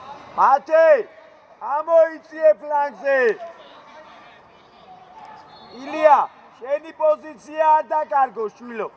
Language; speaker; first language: Georgian; native; Georgian